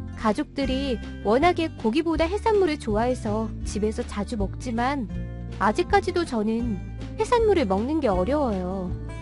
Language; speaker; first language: Korean; non-native, fluent; Mongolian